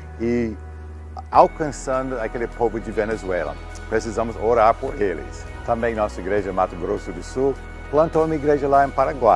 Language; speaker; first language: Portuguese; non-native, fluent; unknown